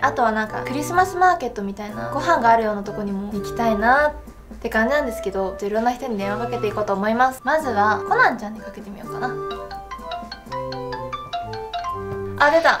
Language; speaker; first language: Japanese; native; Japanese